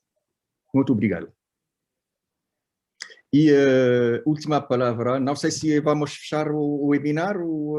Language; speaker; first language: Portuguese; non-native, fluent; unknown